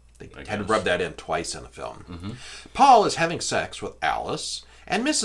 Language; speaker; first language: English; native; English